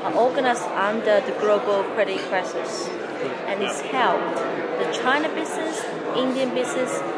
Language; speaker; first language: English; non-native, fluent; Chinese